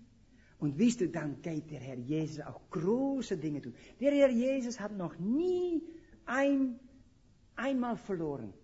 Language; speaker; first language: German; non-native, fluent; Dutch